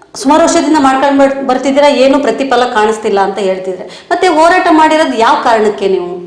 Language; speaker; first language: Kannada; native; Kannada